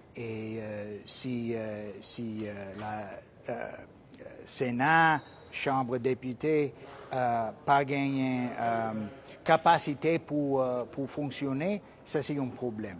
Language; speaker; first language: Haitian Creole; non-native, fluent; English